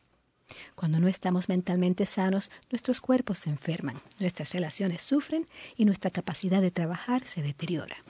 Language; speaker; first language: Spanish; native; Spanish